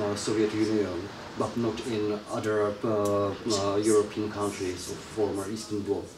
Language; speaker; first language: English; non-native, fluent; Czech